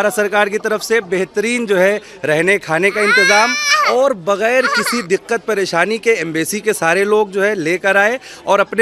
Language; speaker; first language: Hindi; native; Hindi